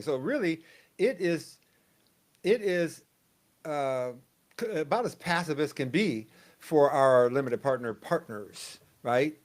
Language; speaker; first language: English; native; English